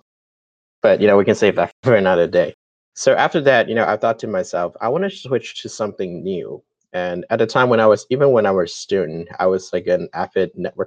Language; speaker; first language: English; non-native, local second language; Cantonese